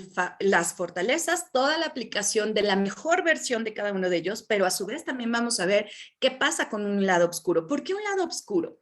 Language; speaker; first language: Spanish; native; Spanish